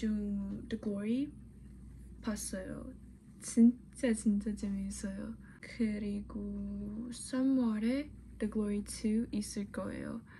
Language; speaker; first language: Korean; non-native, learner; Chinese